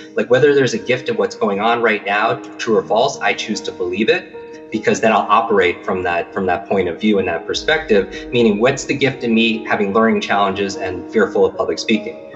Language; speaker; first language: English; native; English